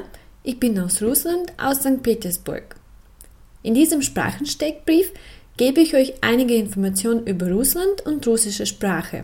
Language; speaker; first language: German; non-native, fluent; Russian